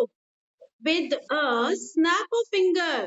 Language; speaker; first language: English; non-native, local second language; Hindi